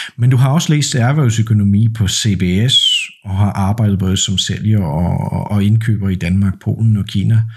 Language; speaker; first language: Danish; non-native, fluent; Polish